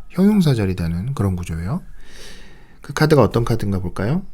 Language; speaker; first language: Korean; native; Korean